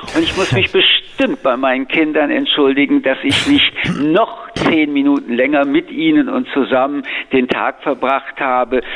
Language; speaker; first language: German; early bilingual, other home language; French